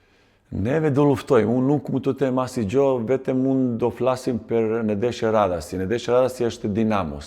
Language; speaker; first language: Albanian; non-native, fluent; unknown